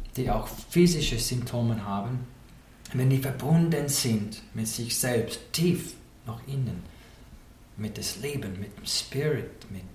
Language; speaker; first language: German; non-native, fluent; English